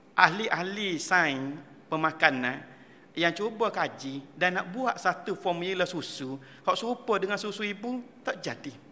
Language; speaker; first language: Malay; native; Malay